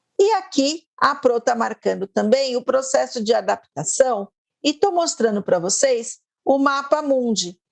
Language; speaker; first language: Portuguese; native; Portuguese